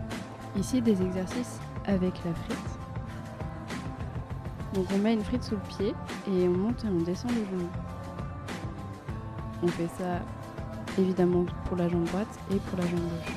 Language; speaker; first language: French; native; French